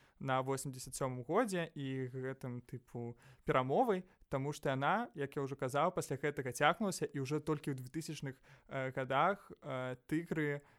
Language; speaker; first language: Belarusian; native; Belarusian